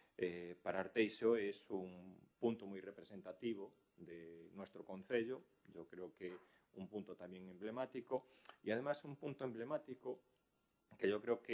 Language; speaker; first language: Spanish; native; Spanish